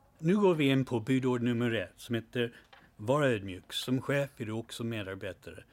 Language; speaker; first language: Swedish; non-native, fluent; English